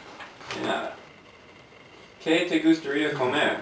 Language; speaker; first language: Spanish; non-native, learner; English